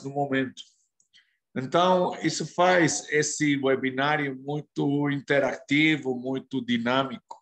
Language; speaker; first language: Portuguese; non-native, fluent; Spanish